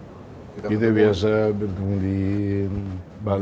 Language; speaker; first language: Indonesian; non-native, fluent; Tetum